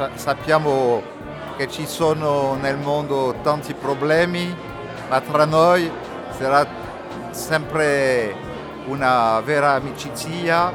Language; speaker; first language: Italian; non-native, learner; French